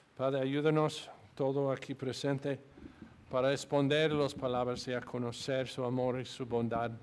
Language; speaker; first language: Spanish; non-native, learner; English